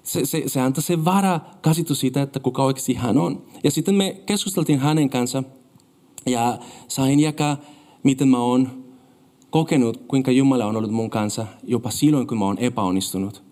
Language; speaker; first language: Finnish; non-native, fluent; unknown